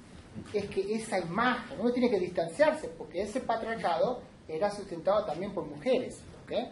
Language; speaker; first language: Spanish; native; Spanish